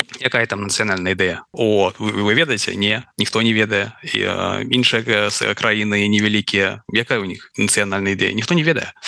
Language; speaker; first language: Belarusian; non-native, local second language; Russian